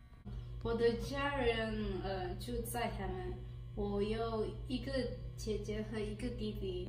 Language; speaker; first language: Chinese; non-native, learner; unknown